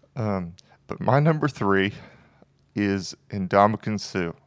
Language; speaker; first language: English; native; English